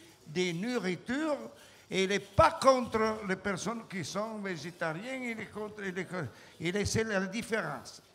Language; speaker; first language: French; non-native, fluent; Italian